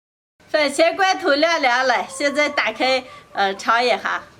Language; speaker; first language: Chinese; native; Chinese